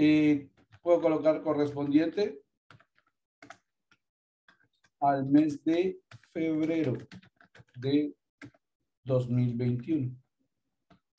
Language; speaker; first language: Spanish; native; Spanish